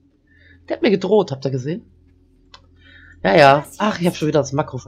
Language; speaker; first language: German; native; German